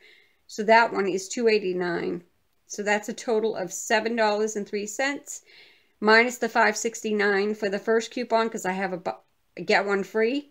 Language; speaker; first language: English; native; English